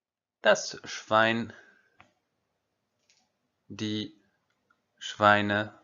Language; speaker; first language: German; non-native, fluent; French